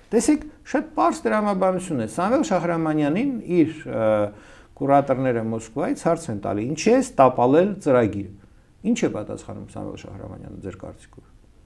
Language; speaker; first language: Armenian; native; Armenian